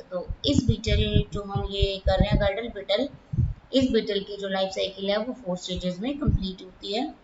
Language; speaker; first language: Hindi; native; Hindi